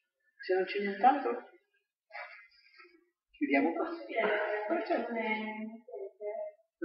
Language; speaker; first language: Italian; native; Italian